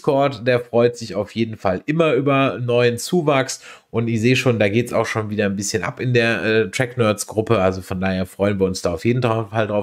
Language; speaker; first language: German; native; German